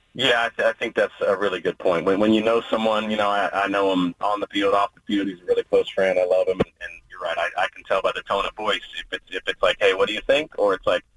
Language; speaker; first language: English; native; English